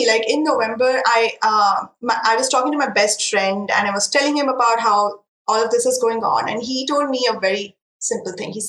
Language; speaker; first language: English; non-native, local second language; Marathi